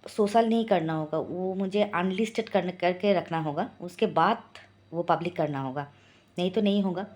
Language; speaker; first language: Hindi; non-native, local second language; Bangla